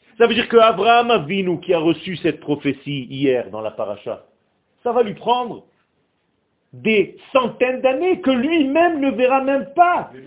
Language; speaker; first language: French; non-native, fluent; Hebrew